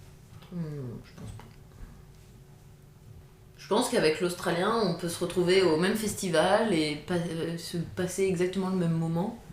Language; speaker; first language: French; native; French